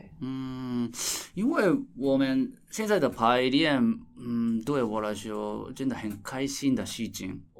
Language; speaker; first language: Chinese; non-native, fluent; Japanese